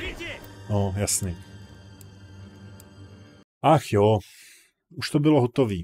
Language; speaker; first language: Czech; native; Czech